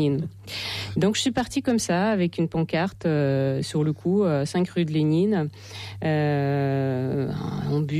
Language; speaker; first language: French; non-native, fluent; Russian